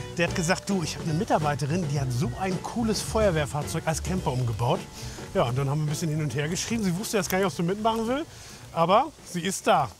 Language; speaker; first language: German; native; German